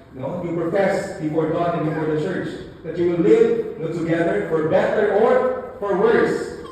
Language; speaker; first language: English; non-native, local second language; Filipino